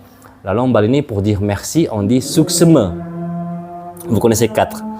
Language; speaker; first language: French; non-native, fluent; Madurese